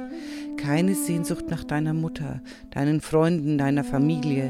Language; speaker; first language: German; native; German